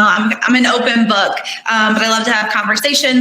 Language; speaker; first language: English; native; English